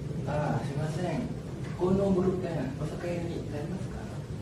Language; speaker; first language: Japanese; non-native, learner; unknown